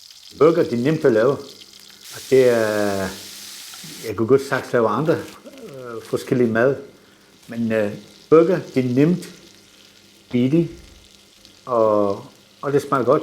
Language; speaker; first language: Danish; non-native, fluent; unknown